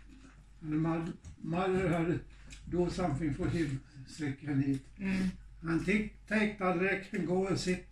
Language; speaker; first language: English; non-native, learner; Swedish